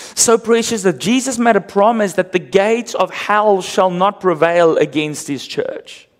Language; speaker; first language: English; non-native, local second language; Afrikaans